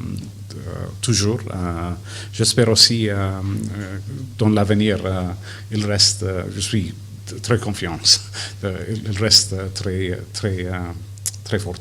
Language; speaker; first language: French; non-native, fluent; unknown